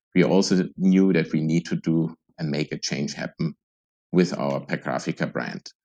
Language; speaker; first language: English; non-native, fluent; German